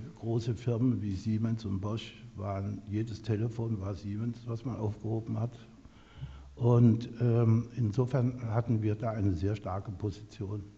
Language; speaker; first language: German; native; German